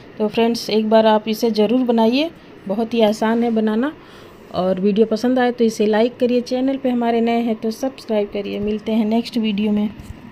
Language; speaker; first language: Hindi; native; Hindi